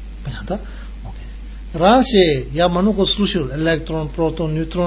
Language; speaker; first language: Russian; non-native, learner; Tibetan